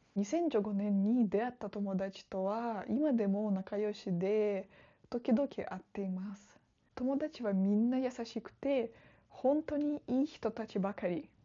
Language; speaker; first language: Japanese; non-native, fluent; Russian